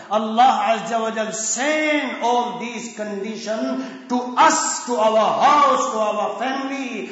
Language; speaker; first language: English; non-native, local second language; Urdu